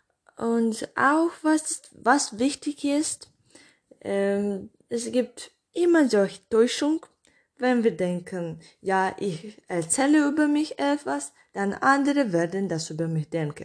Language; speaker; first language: German; non-native, learner; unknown